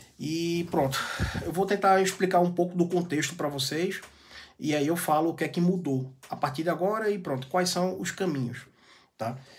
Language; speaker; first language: Portuguese; native; Portuguese